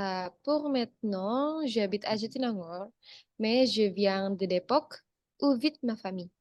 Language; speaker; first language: French; non-native, learner; Indonesian